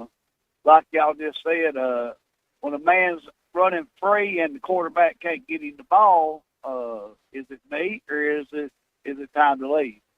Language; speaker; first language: English; native; English